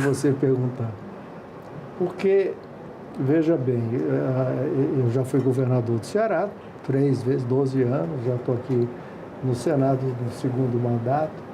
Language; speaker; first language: Portuguese; native; Portuguese